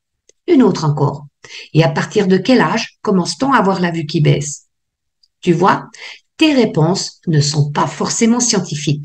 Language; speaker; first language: French; native; French